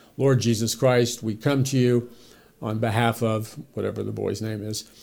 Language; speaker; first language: English; native; English